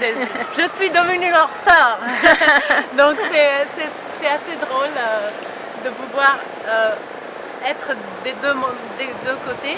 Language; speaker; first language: French; early bilingual, heritage; French